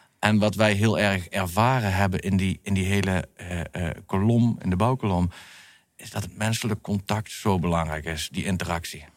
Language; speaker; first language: Dutch; native; Dutch